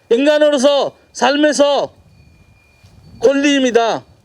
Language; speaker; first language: Korean; non-native, fluent; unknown